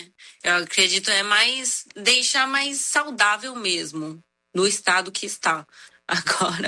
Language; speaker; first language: Portuguese; non-native, fluent; Korean